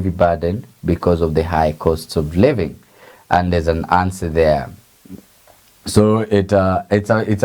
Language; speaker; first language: English; non-native, local second language; Swahili